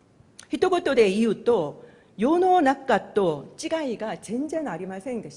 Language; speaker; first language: Japanese; non-native, fluent; Korean